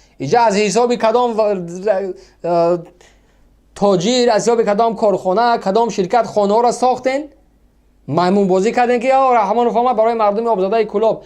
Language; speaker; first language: Tajik; native; Tajik